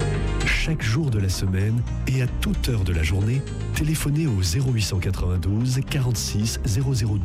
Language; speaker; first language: French; native; French